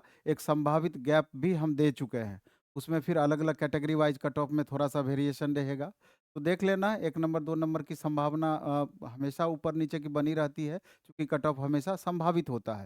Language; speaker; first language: Hindi; native; Hindi